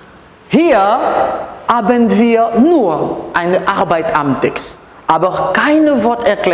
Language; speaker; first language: German; non-native, fluent; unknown